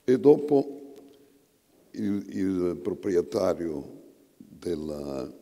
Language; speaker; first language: Italian; non-native, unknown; Portuguese